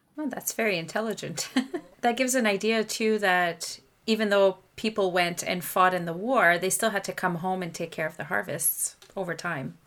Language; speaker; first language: English; non-native, fluent; French